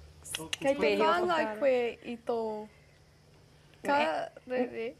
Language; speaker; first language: Māori; non-native, learner; English